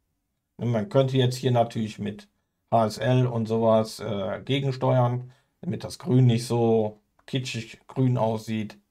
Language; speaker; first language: German; native; German